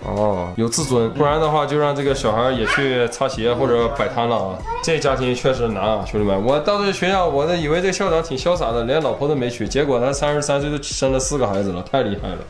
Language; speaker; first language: Chinese; native; Chinese